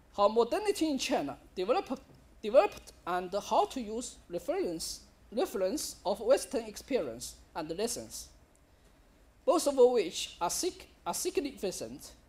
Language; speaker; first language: English; non-native, learner; Chinese